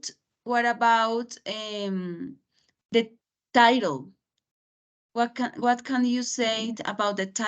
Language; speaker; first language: English; non-native, fluent; Spanish